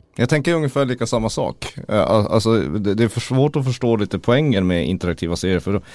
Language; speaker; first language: Swedish; native; Swedish